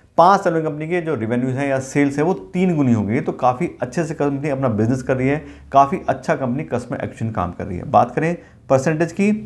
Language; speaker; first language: Hindi; native; Hindi